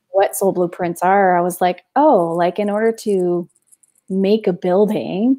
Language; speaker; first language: English; native; English